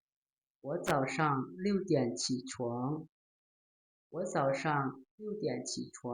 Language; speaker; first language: Chinese; non-native, learner; Lao